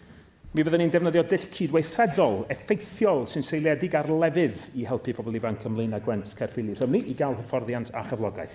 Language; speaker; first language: Welsh; native; Welsh